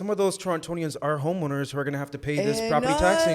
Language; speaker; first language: English; native; English